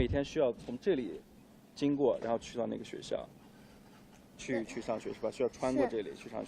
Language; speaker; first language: Chinese; native; Chinese